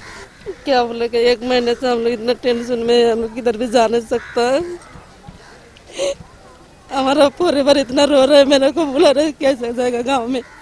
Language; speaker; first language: Hindi; non-native, local second language; Bangla